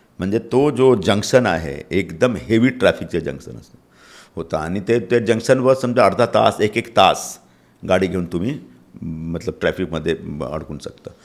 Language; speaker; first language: Marathi; non-native, local second language; Hindi